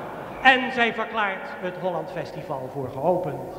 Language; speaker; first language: Dutch; native; Dutch